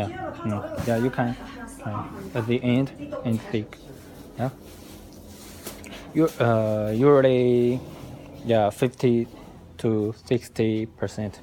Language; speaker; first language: English; non-native, learner; Chinese